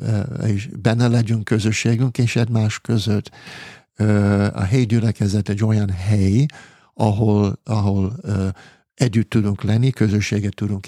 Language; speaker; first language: Hungarian; non-native, fluent; English